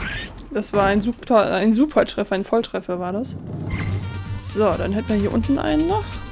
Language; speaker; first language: German; native; German